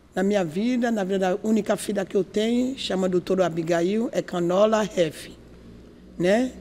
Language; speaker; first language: Portuguese; non-native, learner; Yoruba